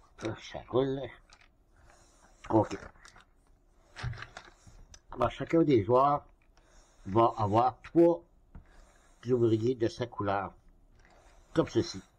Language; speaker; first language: French; native; French